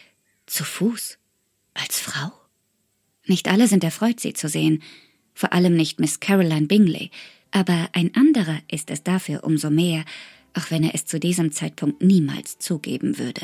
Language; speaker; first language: German; native; German